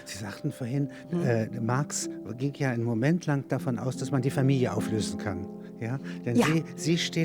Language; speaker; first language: German; native; German